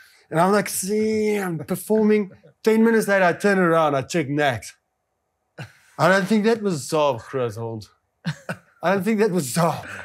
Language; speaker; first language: English; non-native, local second language; Afrikaans